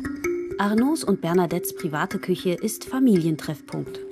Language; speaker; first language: German; native; German